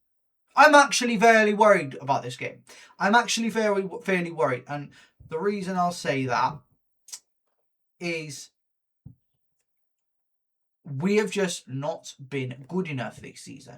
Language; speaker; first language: English; native; English